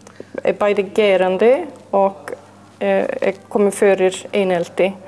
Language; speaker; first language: Icelandic; non-native, learner; Swedish